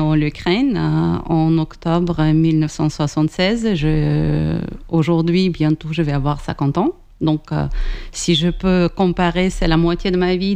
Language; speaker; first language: French; non-native, fluent; Ukrainian